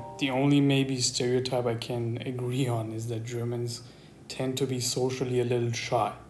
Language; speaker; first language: English; non-native, fluent; Persian